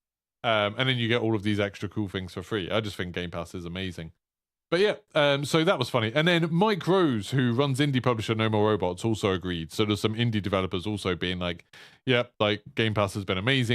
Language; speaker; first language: English; native; English